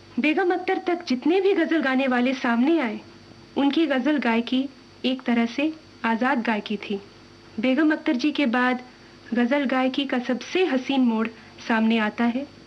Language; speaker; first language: Hindi; non-native, local second language; Tamil